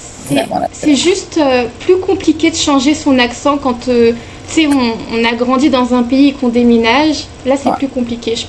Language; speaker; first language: French; native; French